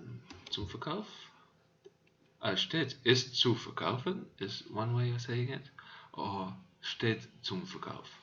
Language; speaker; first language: German; non-native, learner; Dutch